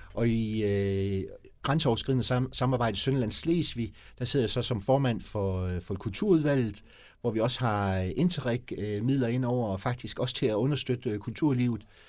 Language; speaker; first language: Danish; native; Danish